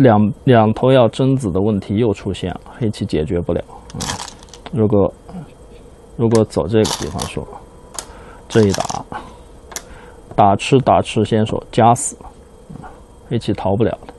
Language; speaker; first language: Chinese; native; Chinese